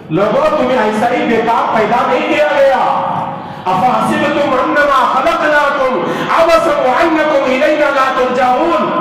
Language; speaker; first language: Urdu; non-native, local second language; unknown